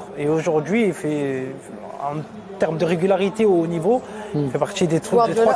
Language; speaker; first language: French; native; French